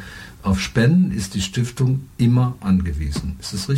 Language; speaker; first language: German; native; German